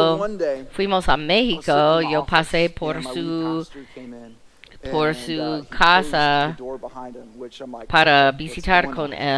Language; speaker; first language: Spanish; non-native, fluent; English